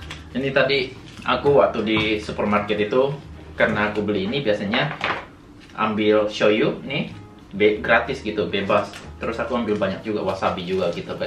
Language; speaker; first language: Indonesian; native; Indonesian